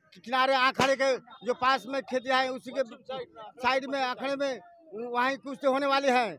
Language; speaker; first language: Hindi; native; Hindi